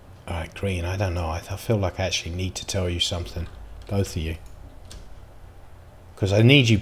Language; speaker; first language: English; native; English